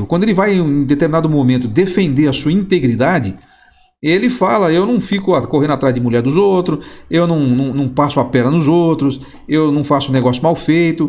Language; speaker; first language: Portuguese; native; Portuguese